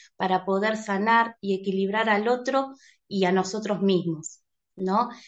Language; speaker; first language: Spanish; native; Spanish